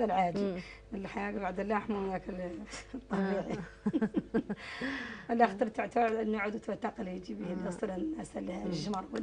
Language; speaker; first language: Arabic; native; Arabic